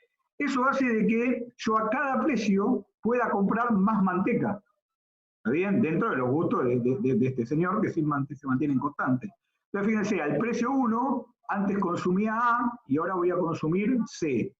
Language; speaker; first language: Spanish; native; Spanish